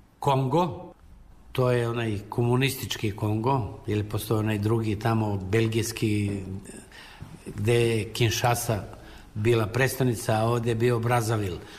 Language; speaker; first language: Serbian; native; Serbian